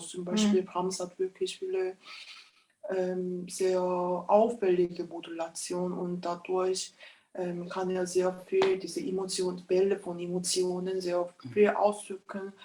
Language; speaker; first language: German; non-native, fluent; Korean